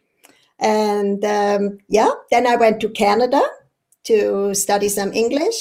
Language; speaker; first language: English; non-native, fluent; Swiss German